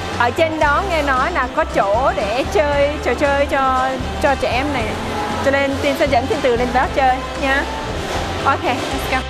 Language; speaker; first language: Vietnamese; early bilingual, heritage; Vietnamese